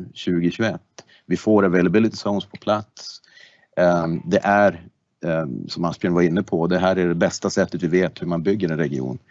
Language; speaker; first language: Swedish; native; Swedish